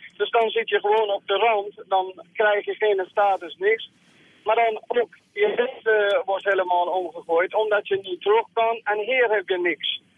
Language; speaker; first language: Dutch; non-native, fluent; Persian